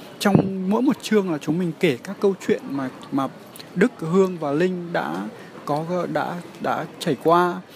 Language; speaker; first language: Vietnamese; early bilingual, heritage; Vietnamese